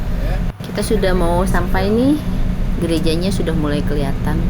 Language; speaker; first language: Indonesian; native; Indonesian